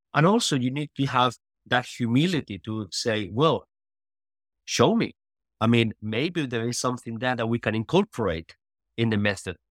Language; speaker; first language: English; non-native, fluent; Spanish